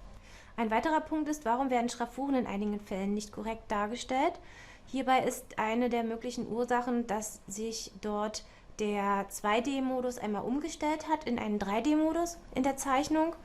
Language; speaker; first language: German; native; German